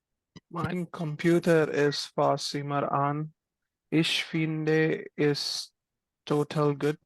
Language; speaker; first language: German; non-native, learner; Malayalam